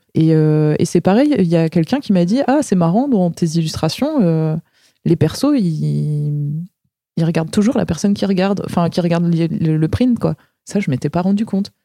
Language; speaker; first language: French; native; French